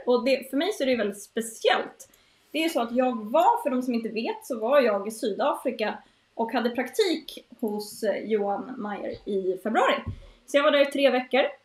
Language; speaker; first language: Swedish; native; Swedish